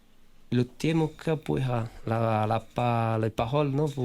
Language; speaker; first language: French; non-native, fluent; Portuguese